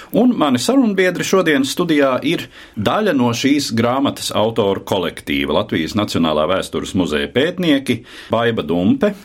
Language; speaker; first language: Latvian; native; Latvian